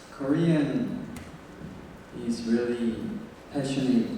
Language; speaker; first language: English; non-native, learner; Korean